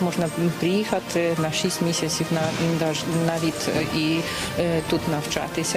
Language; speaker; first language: Ukrainian; non-native, fluent; Polish